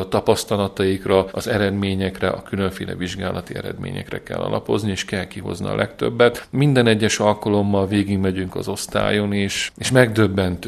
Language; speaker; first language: Hungarian; native; Hungarian